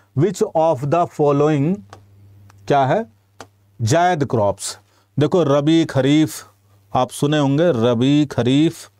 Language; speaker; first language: Hindi; native; Hindi